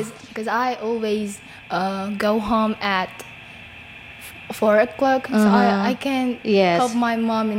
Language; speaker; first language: English; non-native, learner; Indonesian